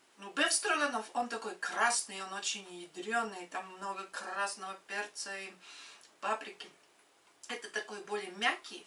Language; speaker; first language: Russian; non-native, local second language; Latvian